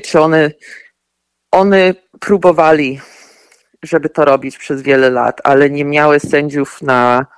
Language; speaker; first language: Polish; early bilingual, heritage; Polish